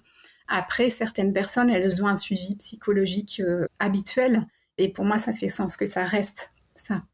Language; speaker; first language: French; native; French